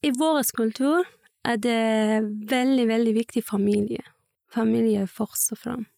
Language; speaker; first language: Norwegian; non-native, learner; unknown